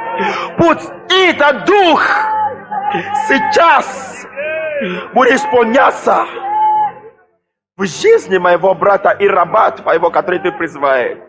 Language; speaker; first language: Russian; non-native, fluent; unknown